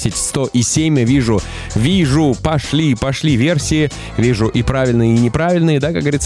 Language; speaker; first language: Russian; native; Russian